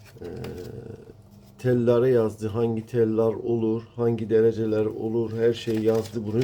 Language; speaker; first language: Turkish; non-native, learner; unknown